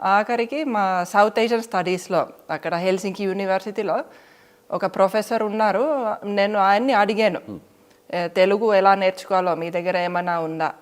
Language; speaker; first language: Telugu; non-native, fluent; Finnish